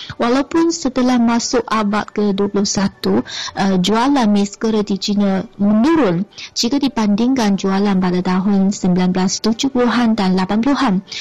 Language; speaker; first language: Malay; non-native, fluent; Chinese